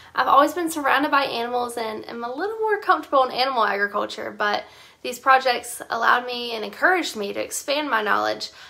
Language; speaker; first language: English; native; English